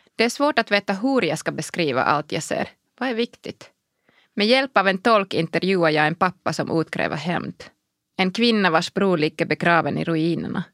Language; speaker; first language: Swedish; non-native, local second language; Finnish